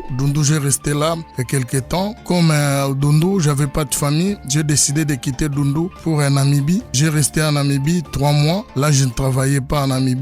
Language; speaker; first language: French; non-native, local second language; Lingala